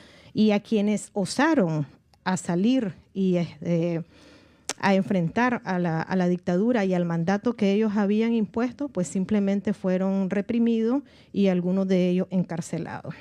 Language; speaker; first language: Spanish; native; Spanish